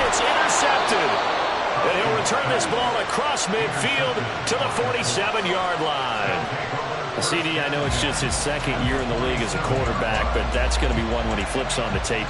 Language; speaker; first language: English; native; English